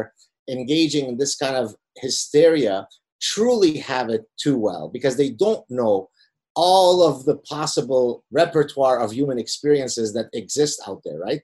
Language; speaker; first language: English; early bilingual, other home language; Arabic